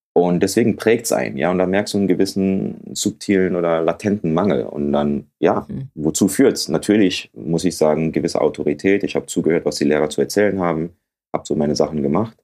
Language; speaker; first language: German; early bilingual, other home language; Akan